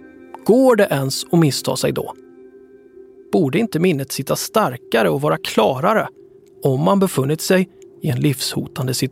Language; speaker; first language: Swedish; native; Swedish